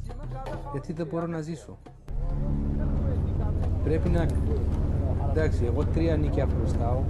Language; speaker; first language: Greek; non-native, learner; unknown